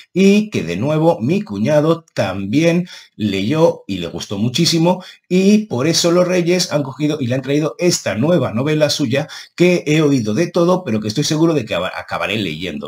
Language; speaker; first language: Spanish; native; Spanish